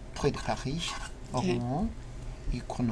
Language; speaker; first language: French; non-native, learner; English